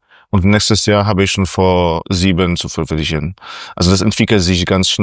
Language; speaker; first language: German; non-native, fluent; Polish